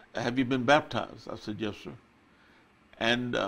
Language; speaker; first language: English; native; English